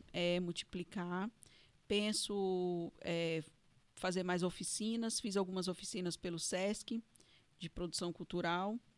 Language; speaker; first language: Portuguese; native; Portuguese